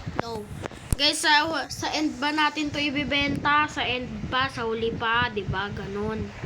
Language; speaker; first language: Filipino; early bilingual, heritage; English